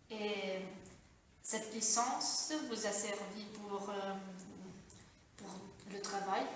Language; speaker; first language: French; non-native, fluent; Italian